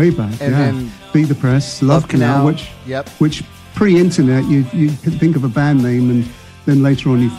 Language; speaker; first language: English; native; English